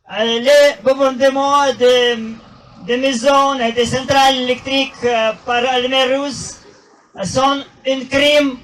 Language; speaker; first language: French; non-native, learner; Russian